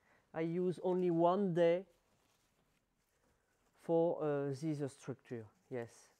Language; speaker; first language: English; non-native, learner; French